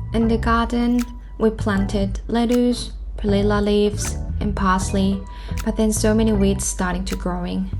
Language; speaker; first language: English; non-native, fluent; Korean